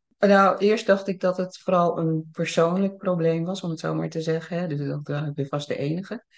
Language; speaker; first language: Dutch; early bilingual, other home language; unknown